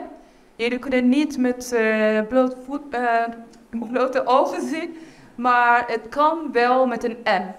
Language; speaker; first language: Dutch; non-native, learner; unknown